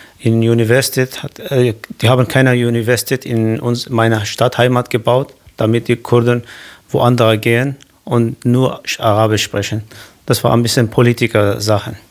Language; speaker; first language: German; non-native, learner; Kurdish